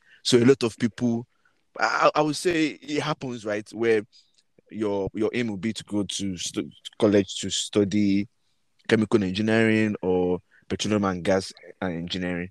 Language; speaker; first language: English; non-native, local second language; Yoruba